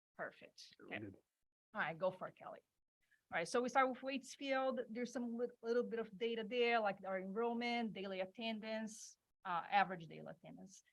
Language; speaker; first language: English; non-native, fluent; Portuguese